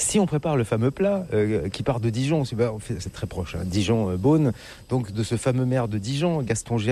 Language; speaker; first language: French; native; French